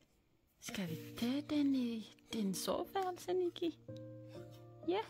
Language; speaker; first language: Danish; non-native, learner; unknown